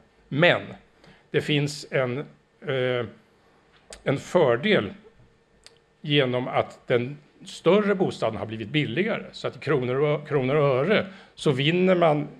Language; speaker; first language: Swedish; native; Swedish